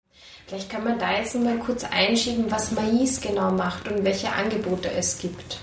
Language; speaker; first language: German; native; German